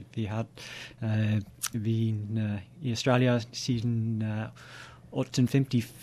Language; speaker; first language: Norwegian; non-native, learner; English